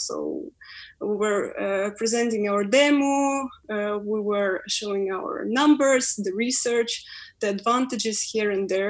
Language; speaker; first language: English; non-native, fluent; Ukrainian